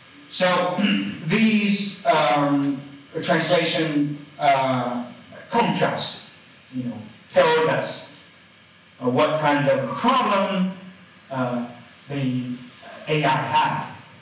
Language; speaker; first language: English; non-native, fluent; Chinese